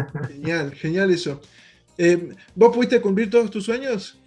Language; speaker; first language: Spanish; native; Spanish